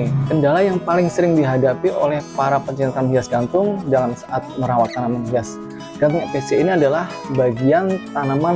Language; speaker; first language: Indonesian; native; Indonesian